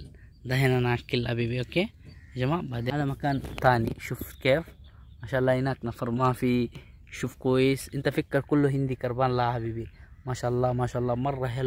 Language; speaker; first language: Arabic; non-native, learner; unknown